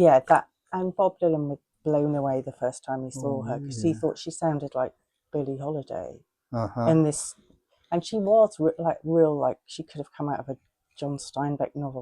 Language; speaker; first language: English; native; English